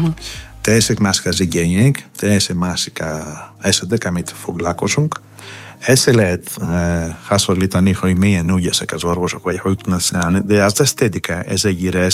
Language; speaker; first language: Hungarian; non-native, fluent; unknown